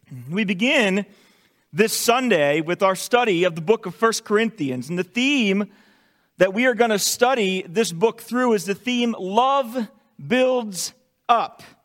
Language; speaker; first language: English; native; English